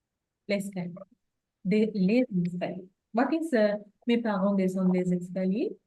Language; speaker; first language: French; non-native, fluent; English